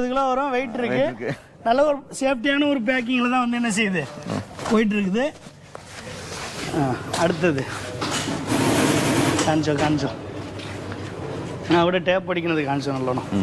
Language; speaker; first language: Tamil; native; Tamil